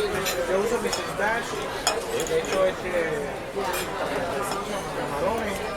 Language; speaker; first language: Spanish; early bilingual, heritage; English